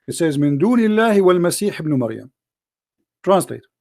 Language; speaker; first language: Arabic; native; Arabic